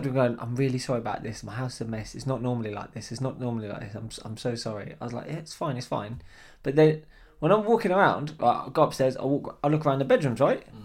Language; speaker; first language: English; native; English